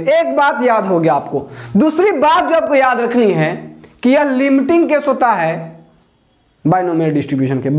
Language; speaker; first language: Hindi; native; Hindi